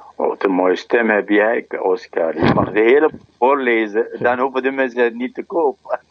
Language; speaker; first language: Dutch; non-native, fluent; Arabic